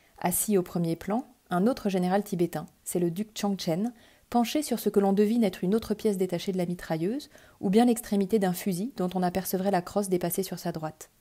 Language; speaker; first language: French; native; French